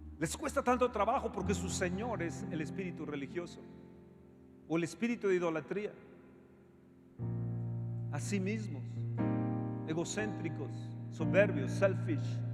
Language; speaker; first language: Spanish; native; Spanish